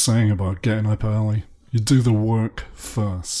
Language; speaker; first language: English; native; English